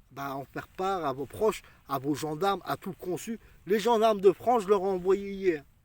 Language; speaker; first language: French; early bilingual, other home language; Arabic